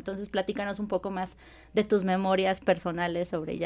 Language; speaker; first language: Spanish; native; Spanish